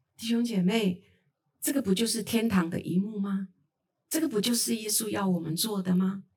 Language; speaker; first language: Chinese; native; Chinese